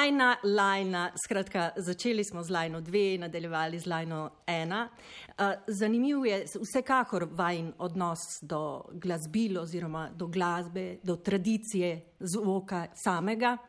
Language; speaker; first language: Slovenian; native; Slovenian